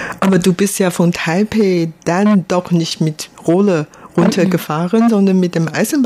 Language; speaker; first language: German; non-native, fluent; Hakka Chinese